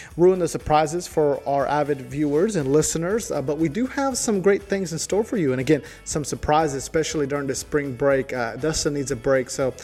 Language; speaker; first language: English; non-native, fluent; Spanish